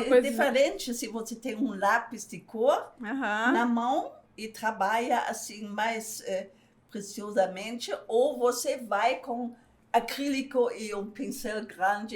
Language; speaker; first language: Portuguese; non-native, fluent; German